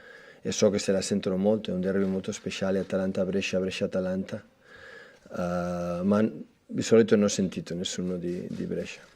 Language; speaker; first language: Italian; non-native, fluent; Catalan